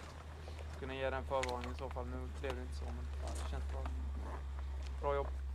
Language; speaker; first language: Swedish; native; Swedish